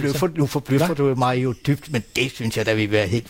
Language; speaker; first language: Danish; native; Danish